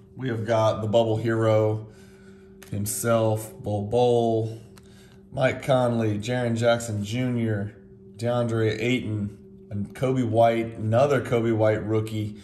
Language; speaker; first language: English; native; English